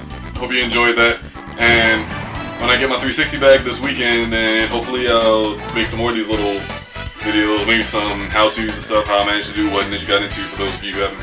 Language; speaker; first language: English; native; English